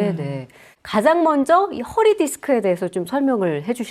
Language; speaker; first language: Korean; native; Korean